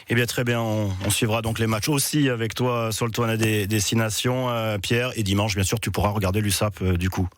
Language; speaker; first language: French; native; French